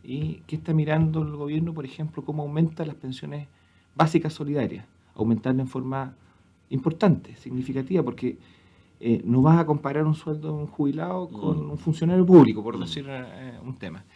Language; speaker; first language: Spanish; native; Spanish